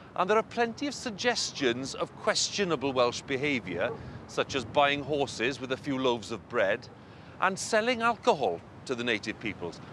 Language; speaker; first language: English; non-native, local second language; Welsh